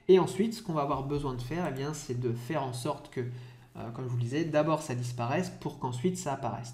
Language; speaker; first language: French; native; French